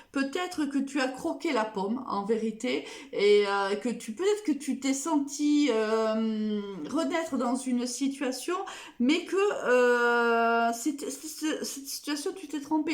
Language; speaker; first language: French; native; French